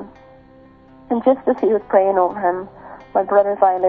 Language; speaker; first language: English; native; English